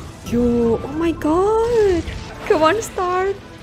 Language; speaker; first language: English; non-native, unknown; Indonesian